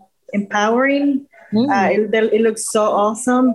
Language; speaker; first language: English; non-native, fluent; Spanish